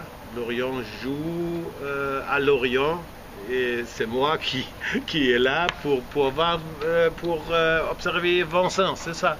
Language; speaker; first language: French; non-native, fluent; German